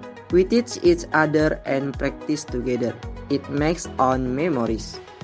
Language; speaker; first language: English; non-native, learner; Indonesian